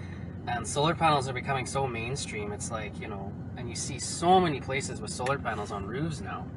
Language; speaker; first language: English; native; English